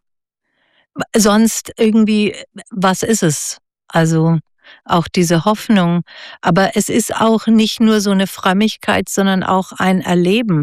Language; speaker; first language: German; native; German